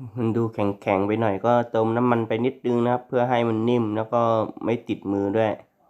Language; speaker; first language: Thai; non-native, local second language; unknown